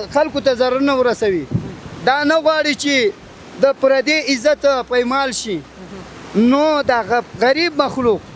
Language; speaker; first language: Pashto; non-native, local second language; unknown